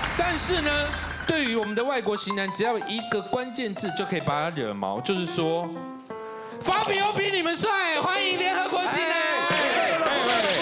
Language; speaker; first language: Chinese; native; Chinese